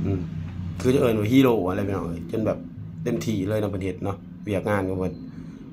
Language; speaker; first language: Thai; non-native, local second language; Northeastern Thai